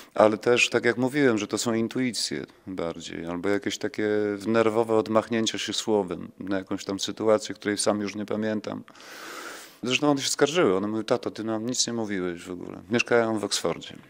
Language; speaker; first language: Polish; native; Polish